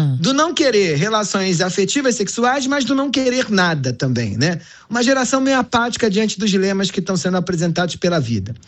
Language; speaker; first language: Portuguese; native; Portuguese